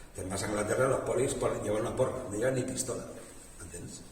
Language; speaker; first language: Spanish; native; Spanish